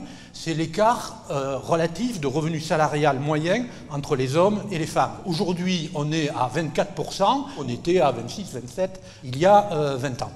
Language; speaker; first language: French; native; French